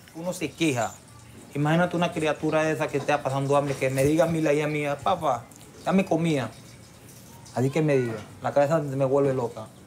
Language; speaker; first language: Spanish; native; Spanish